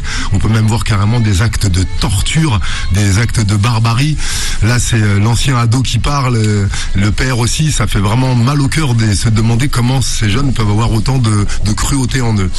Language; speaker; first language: French; native; French